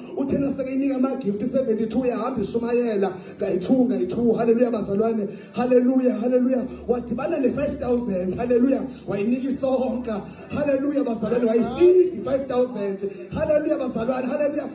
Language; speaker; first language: Zulu; non-native, local second language; Xhosa